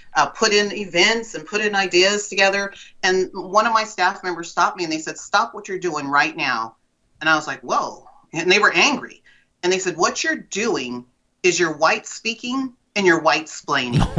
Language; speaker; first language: English; native; English